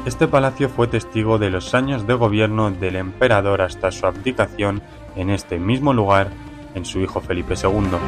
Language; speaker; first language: Spanish; native; Spanish